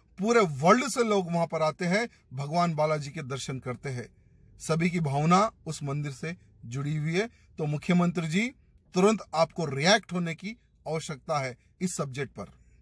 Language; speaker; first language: Hindi; non-native, local second language; Telugu